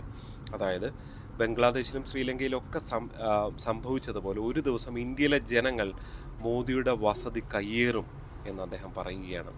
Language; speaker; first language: Malayalam; native; Malayalam